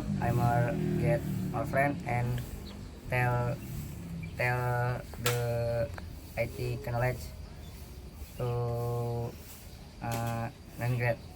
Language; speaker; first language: English; non-native, learner; Indonesian